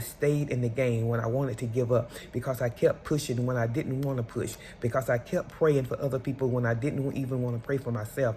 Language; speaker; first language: English; native; English